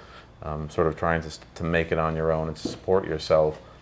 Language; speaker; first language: English; native; English